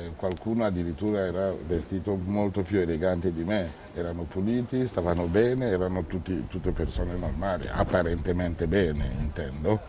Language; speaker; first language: Italian; non-native, fluent; French